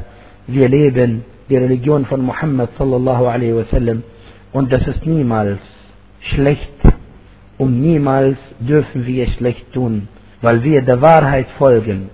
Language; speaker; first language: German; non-native, fluent; Arabic